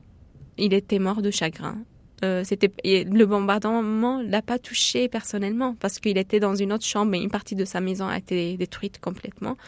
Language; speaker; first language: French; non-native, fluent; Arabic